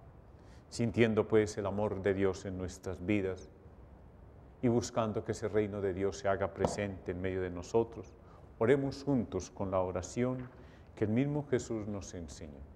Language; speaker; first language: Spanish; native; Spanish